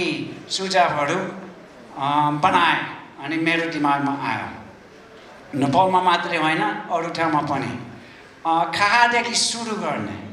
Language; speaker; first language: Nepali; non-native, fluent; English